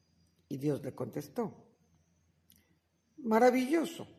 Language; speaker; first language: Spanish; native; Spanish